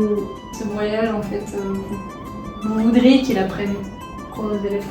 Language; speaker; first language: French; native; French